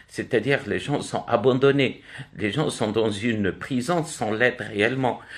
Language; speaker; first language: French; non-native, local second language; Arabic